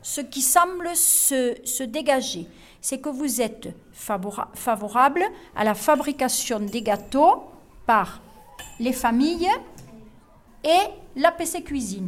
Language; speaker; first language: French; native; French